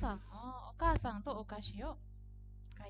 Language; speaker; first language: Japanese; non-native, fluent; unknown